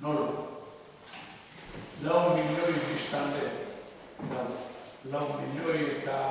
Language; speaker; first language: Basque; non-native, learner; Croatian